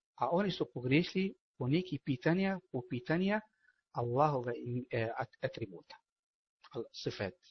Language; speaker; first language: Bosnian; non-native, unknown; Arabic